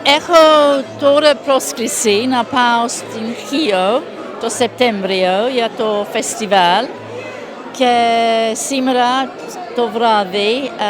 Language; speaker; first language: Greek; non-native, learner; English